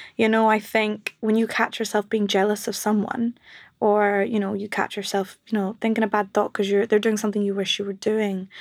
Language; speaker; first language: English; native; English